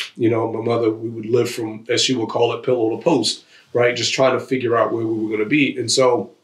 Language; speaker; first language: English; native; English